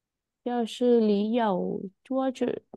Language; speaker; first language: Chinese; non-native, learner; Vietnamese